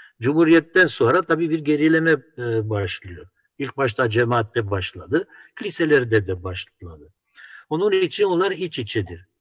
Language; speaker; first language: Turkish; non-native, local second language; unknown